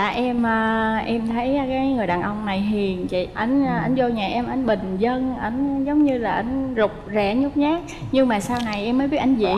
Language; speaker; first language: Vietnamese; native; Vietnamese